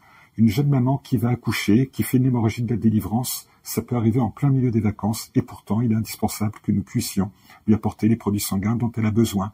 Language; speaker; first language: French; native; French